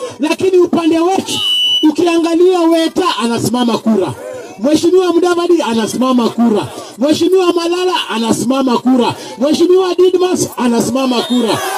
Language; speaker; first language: Swahili; non-native, local second language; Luyia